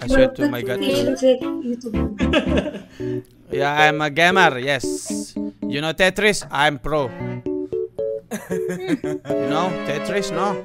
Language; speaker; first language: English; non-native, learner; Indonesian